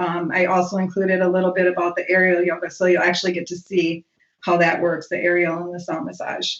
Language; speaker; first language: English; native; English